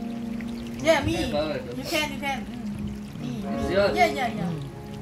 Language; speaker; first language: English; non-native, learner; Thai